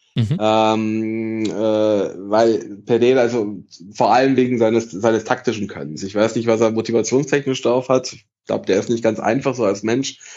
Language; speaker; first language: German; early bilingual, other home language; Italian